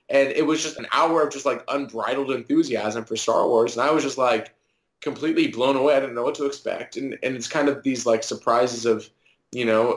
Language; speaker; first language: English; native; English